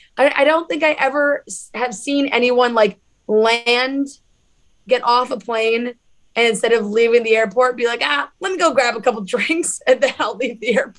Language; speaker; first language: English; native; English